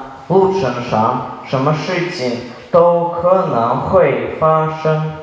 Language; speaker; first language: Chinese; non-native, learner; Russian